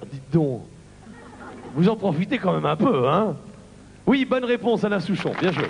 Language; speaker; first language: French; native; French